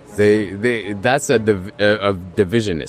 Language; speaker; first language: English; early bilingual, other home language; Somali